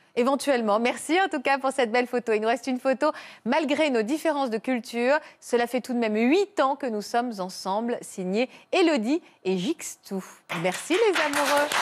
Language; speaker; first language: French; native; French